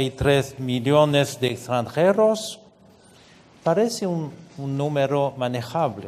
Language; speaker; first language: Spanish; non-native, fluent; French